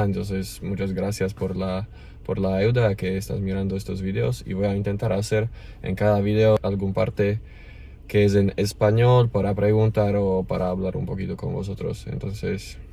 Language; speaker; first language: Spanish; non-native, learner; Slovak